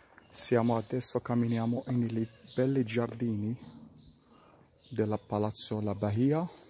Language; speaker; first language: Italian; non-native, learner; Arabic